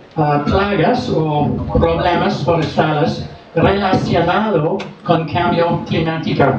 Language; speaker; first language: Spanish; non-native, learner; English